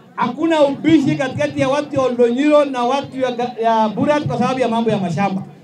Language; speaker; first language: Swahili; non-native, local second language; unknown